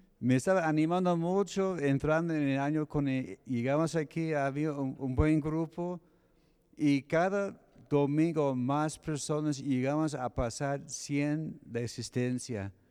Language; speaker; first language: Spanish; non-native, fluent; English